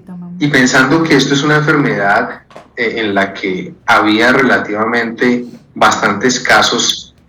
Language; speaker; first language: Spanish; native; Spanish